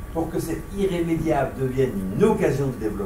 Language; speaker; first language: French; native; French